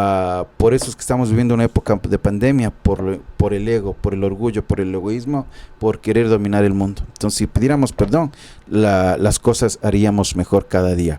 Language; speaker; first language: Spanish; native; Spanish